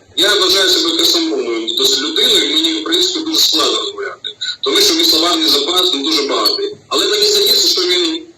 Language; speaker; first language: Ukrainian; non-native, local second language; Russian